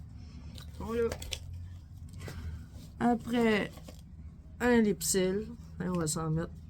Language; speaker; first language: French; native; French